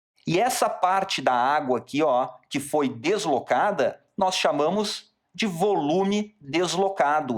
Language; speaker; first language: Portuguese; native; Portuguese